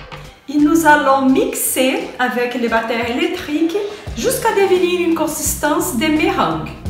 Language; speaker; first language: French; non-native, fluent; Portuguese